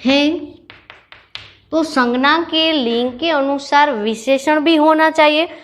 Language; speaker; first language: Hindi; non-native, local second language; Gujarati